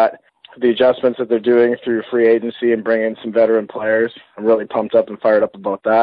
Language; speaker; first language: English; native; English